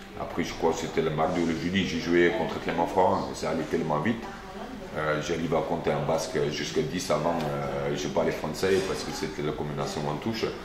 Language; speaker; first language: French; non-native, fluent; Afrikaans